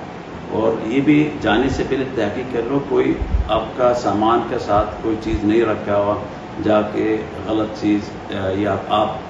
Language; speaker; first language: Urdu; non-native, fluent; Arabic